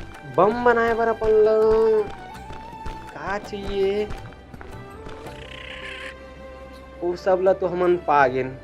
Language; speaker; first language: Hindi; non-native, local second language; Chhattisgarhi